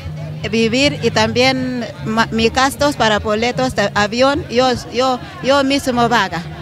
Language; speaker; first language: Spanish; non-native, learner; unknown